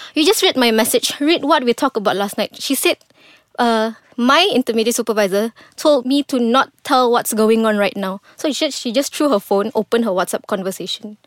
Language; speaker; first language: English; non-native, local second language; Malay